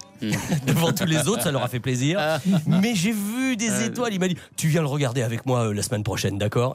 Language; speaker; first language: French; native; French